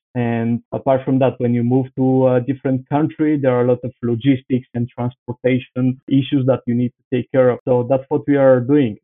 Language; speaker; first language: English; non-native, fluent; Bulgarian